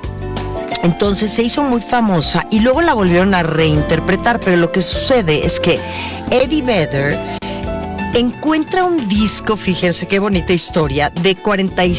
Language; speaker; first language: Spanish; native; Spanish